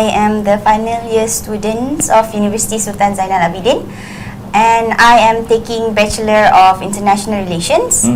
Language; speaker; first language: English; non-native, local second language; Malay